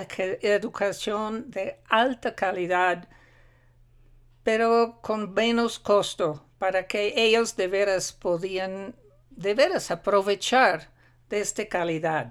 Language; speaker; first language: Spanish; non-native, fluent; English